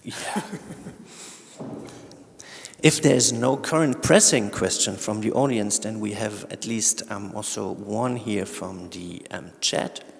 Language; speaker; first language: English; non-native, fluent; German